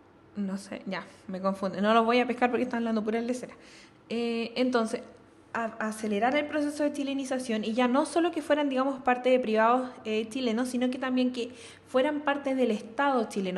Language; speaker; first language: Spanish; native; Spanish